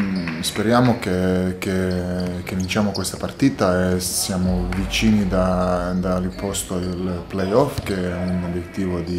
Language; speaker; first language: Italian; non-native, fluent; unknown